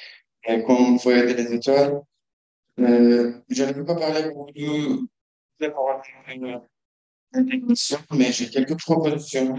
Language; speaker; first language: French; non-native, learner; Kurdish